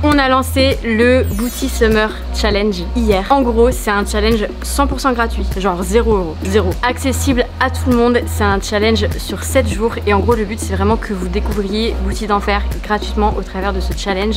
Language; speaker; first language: French; native; French